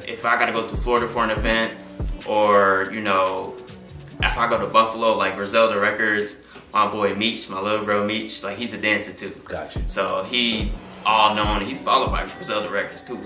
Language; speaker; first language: English; native; English